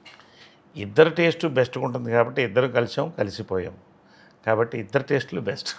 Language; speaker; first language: Telugu; native; Telugu